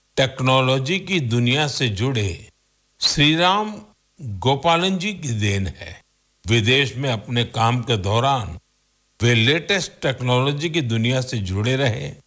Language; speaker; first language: Hindi; non-native, local second language; Gujarati